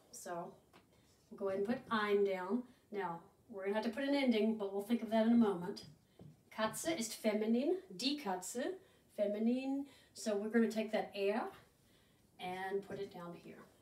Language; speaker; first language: English; native; English